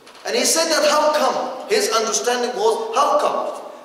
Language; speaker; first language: English; non-native, fluent; Arabic